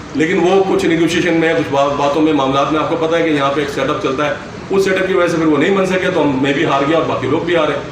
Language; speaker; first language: Urdu; native; Urdu